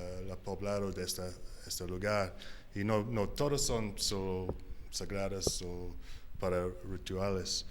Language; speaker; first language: Spanish; non-native, learner; English